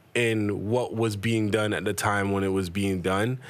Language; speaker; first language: English; native; English